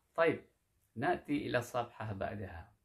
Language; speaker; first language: Arabic; non-native, fluent; Indonesian